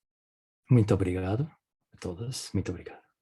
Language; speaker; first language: Portuguese; non-native, fluent; Japanese